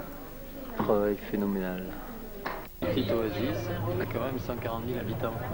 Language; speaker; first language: French; native; French